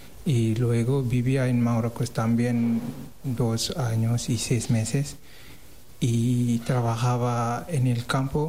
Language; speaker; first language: Spanish; non-native, learner; Wolof